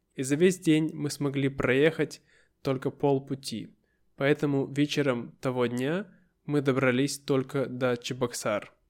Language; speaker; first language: Russian; native; Russian